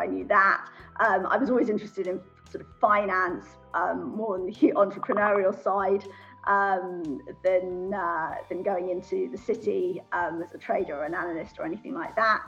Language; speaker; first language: English; native; English